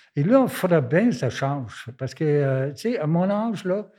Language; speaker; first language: French; non-native, fluent; German